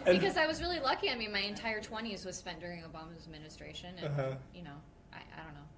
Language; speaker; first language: English; native; English